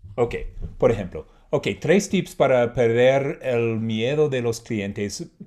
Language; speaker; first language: Spanish; non-native, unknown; English